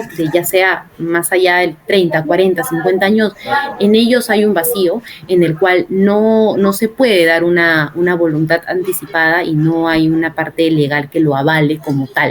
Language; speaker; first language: Spanish; native; Spanish